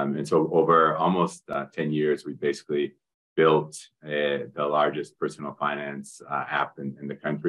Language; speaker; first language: English; native; English